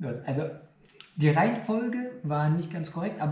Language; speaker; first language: German; non-native, fluent; Indonesian